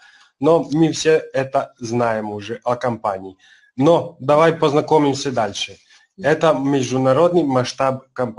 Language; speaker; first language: Russian; non-native, learner; Serbian